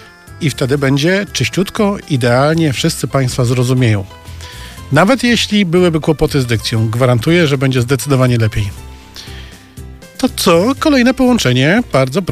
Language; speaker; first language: Polish; native; Polish